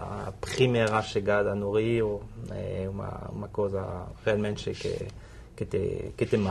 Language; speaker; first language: Portuguese; non-native, fluent; French